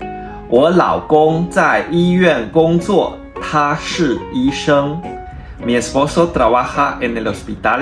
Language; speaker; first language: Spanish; non-native, fluent; Chinese